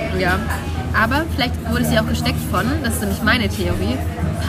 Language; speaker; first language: German; native; German